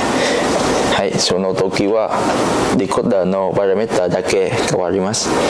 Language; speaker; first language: Japanese; non-native, learner; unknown